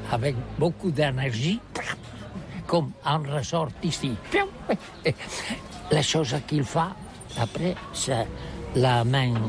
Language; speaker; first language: French; non-native, learner; Catalan